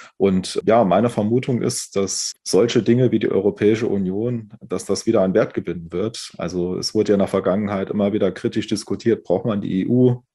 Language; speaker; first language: German; native; German